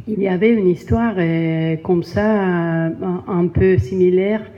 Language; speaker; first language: French; non-native, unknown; Spanish